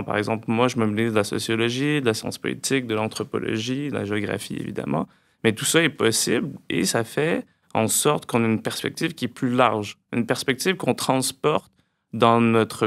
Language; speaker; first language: French; native; French